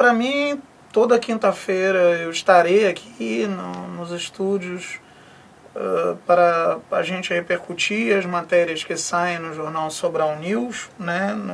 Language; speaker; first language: Portuguese; native; Portuguese